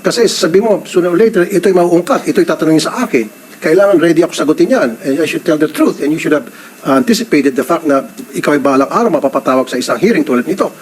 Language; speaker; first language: Filipino; native; Filipino